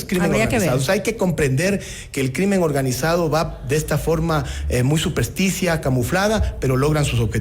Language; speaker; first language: Spanish; native; Spanish